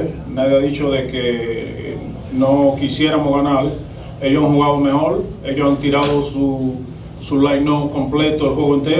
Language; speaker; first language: Spanish; native; Spanish